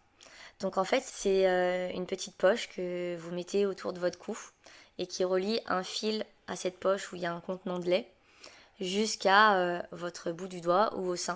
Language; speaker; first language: French; native; French